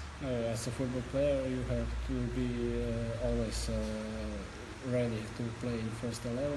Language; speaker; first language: English; non-native, learner; Croatian